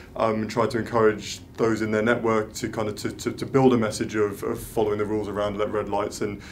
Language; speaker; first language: English; native; English